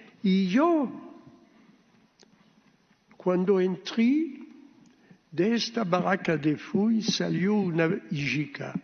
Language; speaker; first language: Spanish; early bilingual, heritage; Ladino